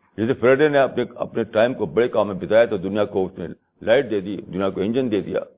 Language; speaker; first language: Urdu; native; Urdu